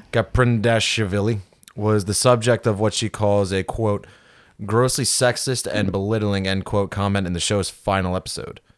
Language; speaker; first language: English; early bilingual, other home language; Filipino